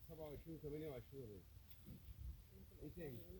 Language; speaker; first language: Arabic; native; Arabic